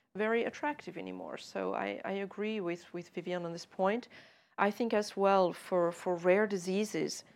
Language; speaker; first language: English; native; English